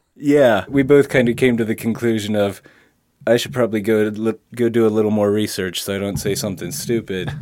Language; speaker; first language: English; native; English